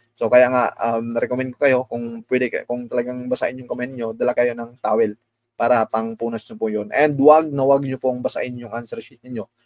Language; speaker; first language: Filipino; non-native, local second language; Cebuano